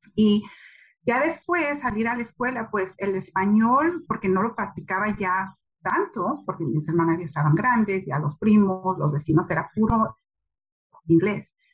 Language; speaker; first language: Spanish; early bilingual, heritage; Spanish